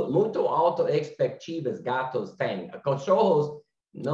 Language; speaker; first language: Portuguese; non-native, learner; English